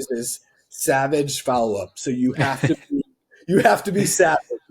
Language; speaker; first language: English; native; English